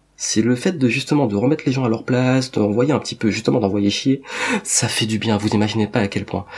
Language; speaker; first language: French; native; French